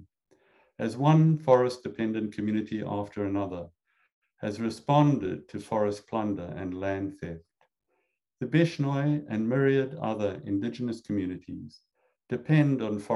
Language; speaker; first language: English; native; English